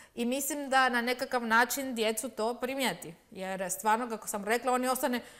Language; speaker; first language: Croatian; non-native, learner; Spanish